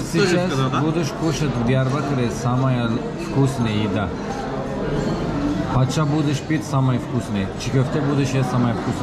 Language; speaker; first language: Russian; non-native, learner; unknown